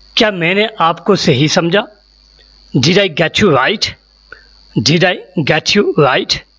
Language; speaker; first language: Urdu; native; Urdu